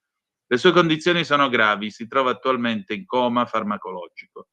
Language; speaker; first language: Italian; native; Italian